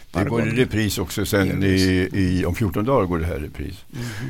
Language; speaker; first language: Swedish; native; Swedish